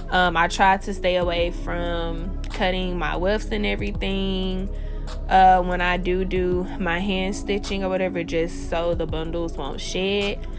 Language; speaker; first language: English; native; English